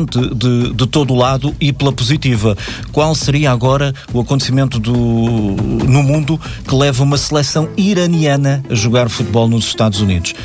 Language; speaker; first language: Portuguese; native; Portuguese